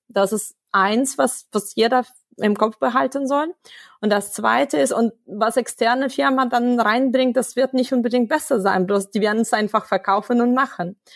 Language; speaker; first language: German; non-native, fluent; Russian